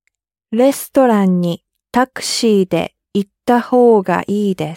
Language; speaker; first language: Japanese; non-native, learner; English